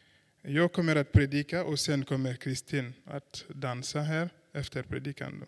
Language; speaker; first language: Swedish; non-native, fluent; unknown